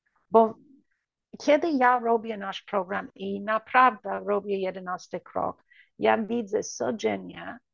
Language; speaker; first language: Polish; early bilingual, heritage; English